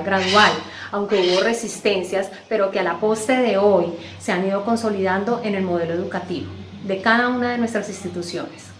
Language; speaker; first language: Spanish; native; Spanish